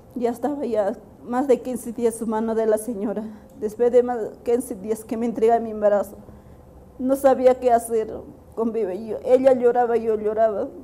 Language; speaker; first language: Spanish; native; Spanish